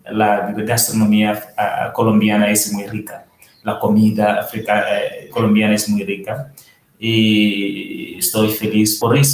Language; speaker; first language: Spanish; non-native, learner; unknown